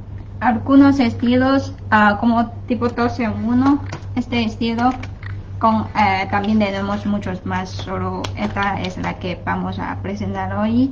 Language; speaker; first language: Spanish; non-native, fluent; Chinese